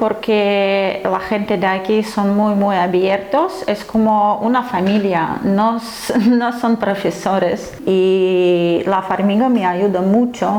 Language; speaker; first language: Spanish; non-native, fluent; Russian